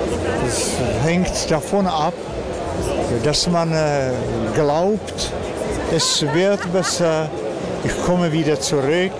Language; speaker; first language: German; non-native, fluent; Czech